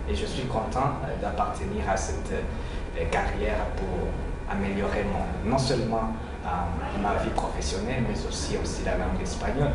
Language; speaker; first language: French; non-native, local second language; Rundi